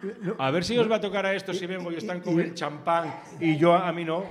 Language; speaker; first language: Spanish; native; Spanish